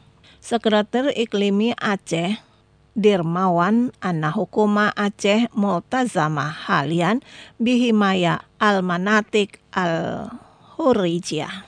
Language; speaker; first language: Arabic; non-native, fluent; Indonesian